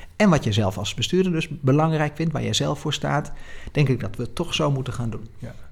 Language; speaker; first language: Dutch; native; Dutch